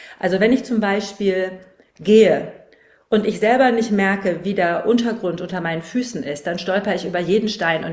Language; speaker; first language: German; native; German